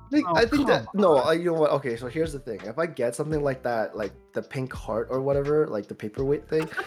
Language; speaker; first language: English; early bilingual, other home language; Chinese